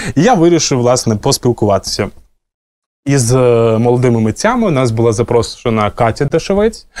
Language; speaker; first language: Ukrainian; native; Ukrainian